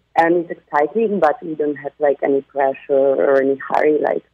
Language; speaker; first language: English; non-native, fluent; Polish